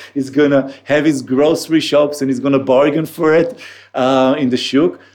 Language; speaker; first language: English; non-native, fluent; Hebrew